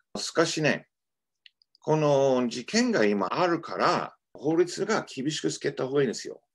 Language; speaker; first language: Japanese; non-native, fluent; English